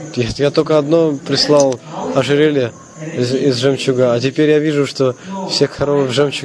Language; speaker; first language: Russian; non-native, fluent; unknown